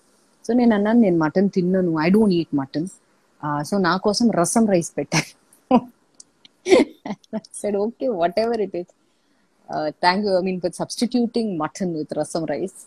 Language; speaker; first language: Telugu; non-native, fluent; Malayalam